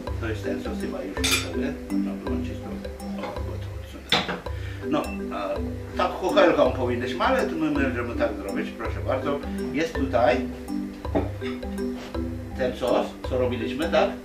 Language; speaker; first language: Polish; non-native, fluent; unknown